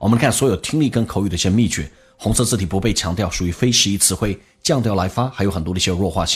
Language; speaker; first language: Chinese; native; Chinese